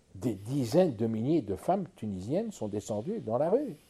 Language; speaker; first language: French; native; French